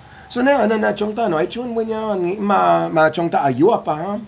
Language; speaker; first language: Vietnamese; non-native, fluent; English